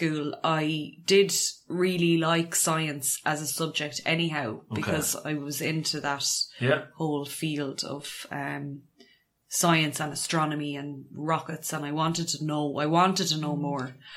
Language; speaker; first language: English; native; English